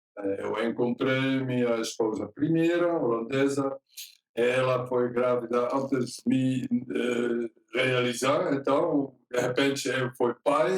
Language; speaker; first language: Portuguese; non-native, fluent; Dutch